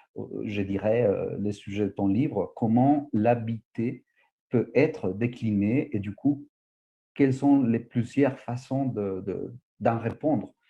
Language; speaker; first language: French; non-native, fluent; Spanish